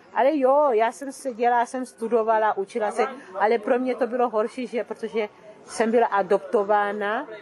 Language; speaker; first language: Czech; early bilingual, other home language; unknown